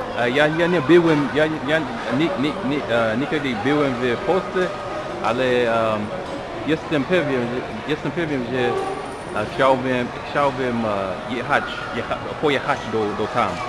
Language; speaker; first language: Polish; non-native, learner; English